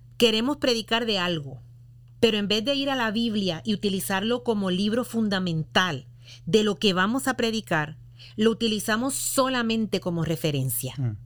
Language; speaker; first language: Spanish; native; Spanish